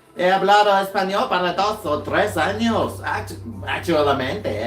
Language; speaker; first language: Spanish; non-native, learner; English